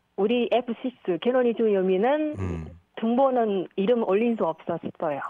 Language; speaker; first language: Korean; non-native, fluent; Vietnamese